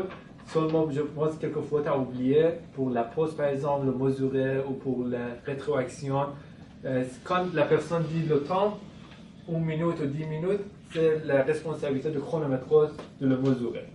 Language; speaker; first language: French; non-native, fluent; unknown